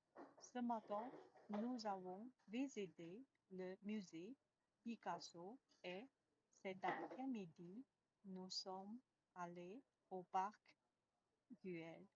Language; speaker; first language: French; non-native, learner; Chinese